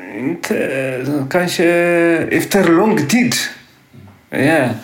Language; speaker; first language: Swedish; non-native, learner; Tigrinya